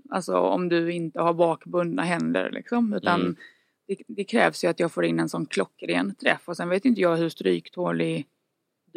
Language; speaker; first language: Swedish; native; Swedish